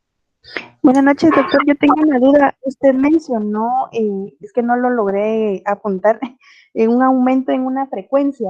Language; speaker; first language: Spanish; native; Spanish